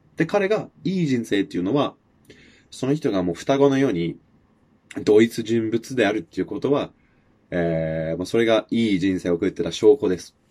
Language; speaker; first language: Japanese; non-native, fluent; English